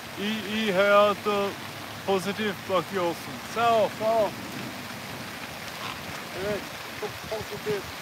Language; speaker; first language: Turkish; non-native, learner; English